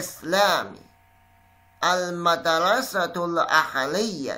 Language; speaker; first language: Arabic; non-native, learner; Chinese